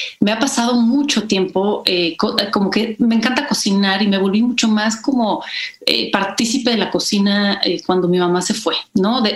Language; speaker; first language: Spanish; early bilingual, other home language; Polish